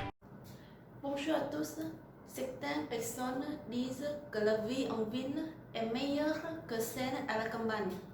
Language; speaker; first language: French; non-native, learner; Vietnamese